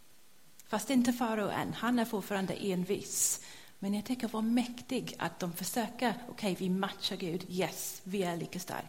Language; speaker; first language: Swedish; non-native, fluent; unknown